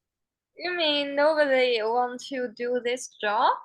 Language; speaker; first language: English; non-native, learner; Chinese